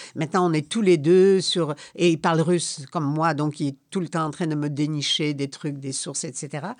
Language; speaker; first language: French; non-native, fluent; Polish